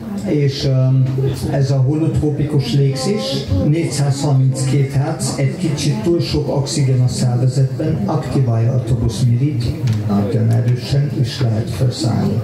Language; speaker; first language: Hungarian; non-native, fluent; German